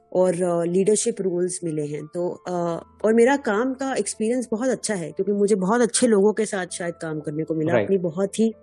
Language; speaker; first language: Hindi; native; Hindi